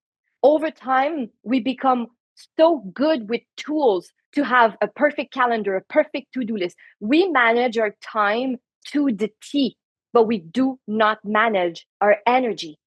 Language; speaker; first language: English; non-native, fluent; French